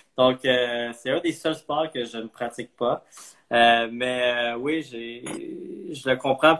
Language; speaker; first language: French; native; French